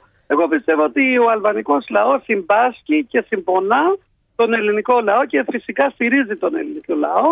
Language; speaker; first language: Greek; non-native, fluent; Albanian